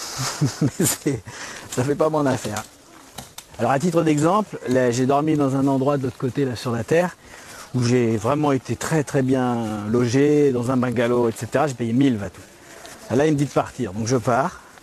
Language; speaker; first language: French; native; French